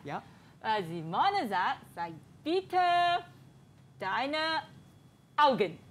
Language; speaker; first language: German; non-native, learner; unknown